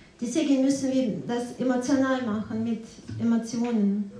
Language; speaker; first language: German; non-native, fluent; Russian